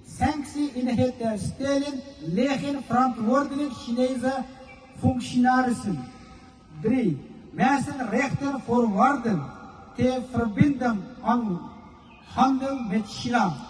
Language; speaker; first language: Dutch; non-native, fluent; Uyghur